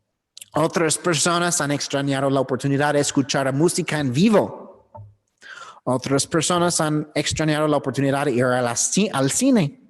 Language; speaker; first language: Spanish; non-native, learner; English